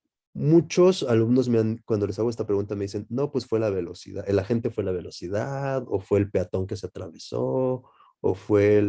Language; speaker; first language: Spanish; native; Spanish